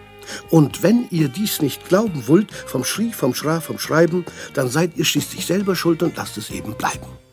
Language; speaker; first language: German; native; German